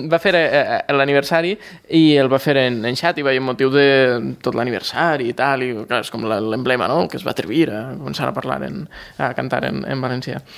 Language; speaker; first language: Catalan; native; Catalan